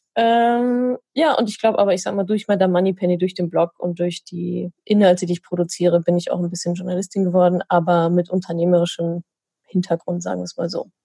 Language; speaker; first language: German; native; German